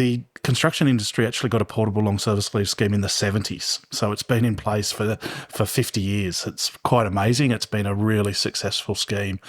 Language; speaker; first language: English; native; English